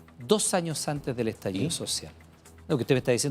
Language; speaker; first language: Spanish; native; Spanish